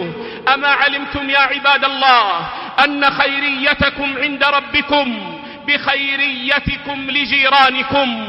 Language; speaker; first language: Arabic; native; Arabic